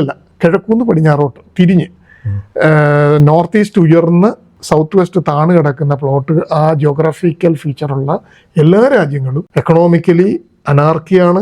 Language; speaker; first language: Malayalam; native; Malayalam